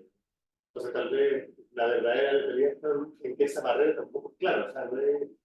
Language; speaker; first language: Spanish; native; Spanish